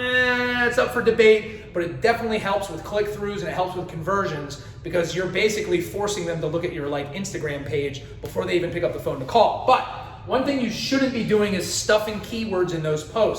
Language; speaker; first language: English; native; English